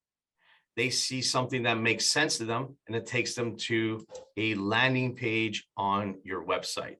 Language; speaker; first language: English; native; English